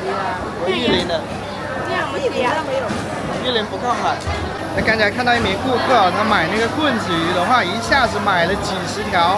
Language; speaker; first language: Chinese; native; Chinese